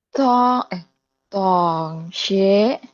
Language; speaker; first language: Chinese; non-native, learner; Indonesian